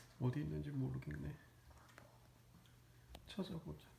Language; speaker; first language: Korean; native; Korean